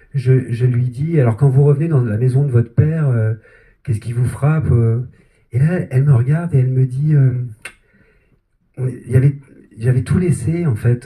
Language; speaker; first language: French; native; French